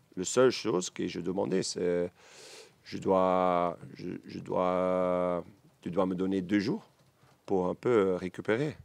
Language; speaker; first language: French; non-native, learner; Dutch